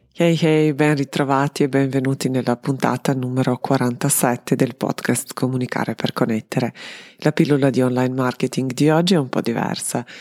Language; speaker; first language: Italian; non-native, fluent; Serbian